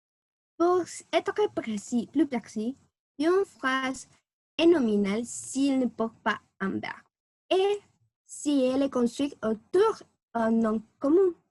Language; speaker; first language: French; non-native, learner; Spanish